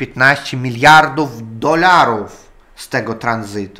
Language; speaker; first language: Polish; non-native, learner; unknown